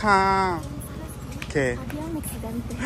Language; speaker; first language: Spanish; non-native, learner; Korean